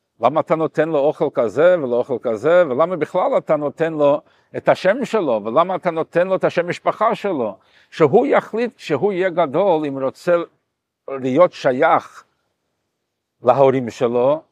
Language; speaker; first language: Hebrew; non-native, fluent; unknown